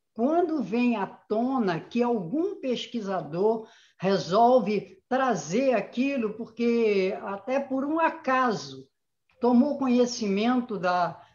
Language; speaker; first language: Portuguese; native; Portuguese